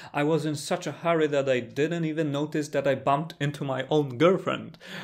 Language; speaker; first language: English; non-native, fluent; Polish